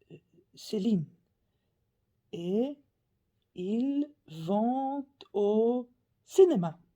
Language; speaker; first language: French; non-native, learner; Faroese